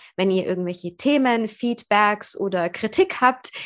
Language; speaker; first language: German; native; German